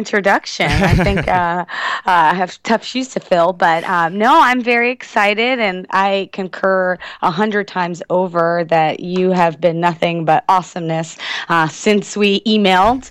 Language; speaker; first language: English; native; English